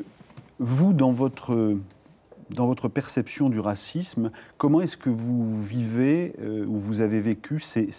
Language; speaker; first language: French; native; French